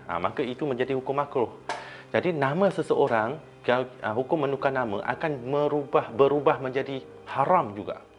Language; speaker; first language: Malay; non-native, local second language; Chinese